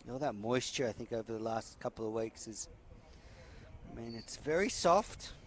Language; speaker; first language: English; native; English